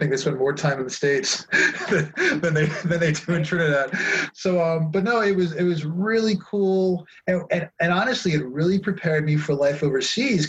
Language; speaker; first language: English; native; English